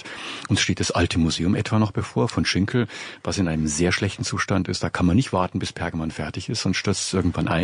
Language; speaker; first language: German; native; German